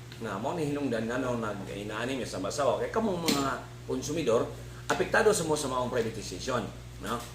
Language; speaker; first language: Cebuano; native; Cebuano